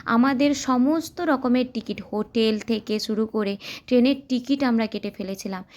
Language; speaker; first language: Bangla; non-native, local second language; Santali